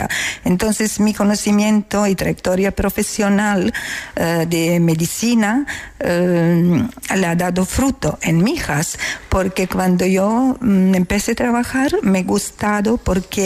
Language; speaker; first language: Spanish; non-native, learner; Croatian